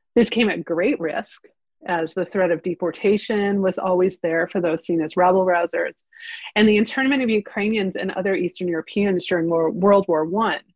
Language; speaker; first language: English; early bilingual, other home language; Ukrainian